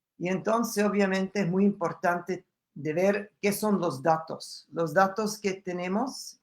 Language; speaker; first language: Spanish; non-native, fluent; German